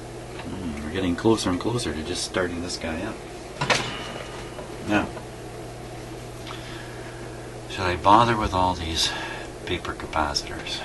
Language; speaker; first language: English; native; English